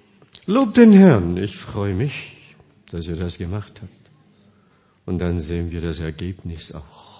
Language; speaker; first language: German; non-native, fluent; Korean